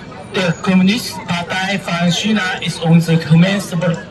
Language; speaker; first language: Dutch; non-native, learner; Cantonese